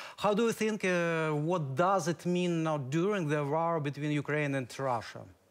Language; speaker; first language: English; non-native, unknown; Ukrainian